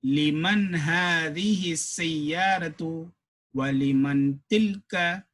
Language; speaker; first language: Arabic; non-native, fluent; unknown